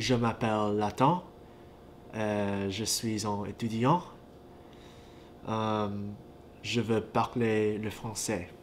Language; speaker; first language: French; non-native, learner; English